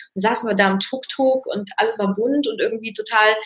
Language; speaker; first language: German; early bilingual, other home language; Russian